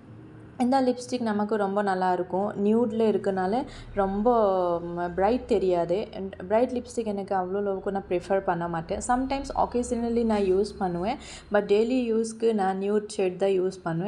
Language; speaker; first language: Tamil; non-native, fluent; Assamese